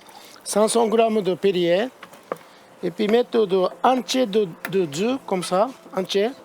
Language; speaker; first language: French; non-native, learner; Japanese